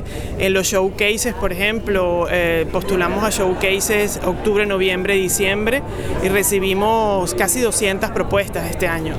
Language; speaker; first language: Spanish; native; Spanish